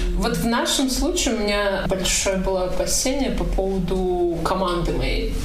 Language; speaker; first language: Russian; non-native, local second language; Tajik